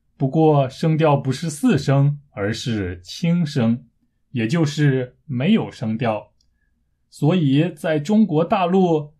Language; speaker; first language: Chinese; native; Chinese